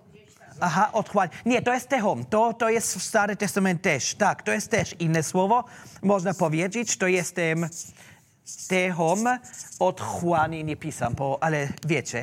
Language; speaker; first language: Polish; non-native, learner; German